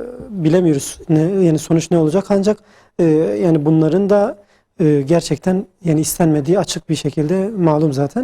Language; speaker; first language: Turkish; native; Turkish